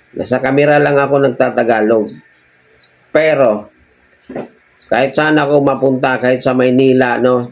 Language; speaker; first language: Filipino; non-native, local second language; Cebuano